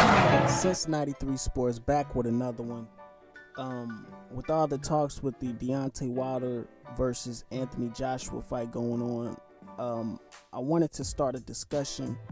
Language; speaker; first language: English; native; English